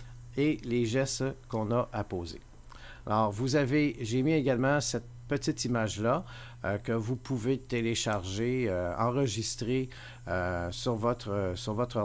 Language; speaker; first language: French; native; French